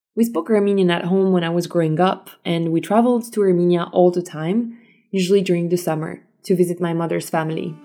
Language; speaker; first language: English; early bilingual, other home language; Armenian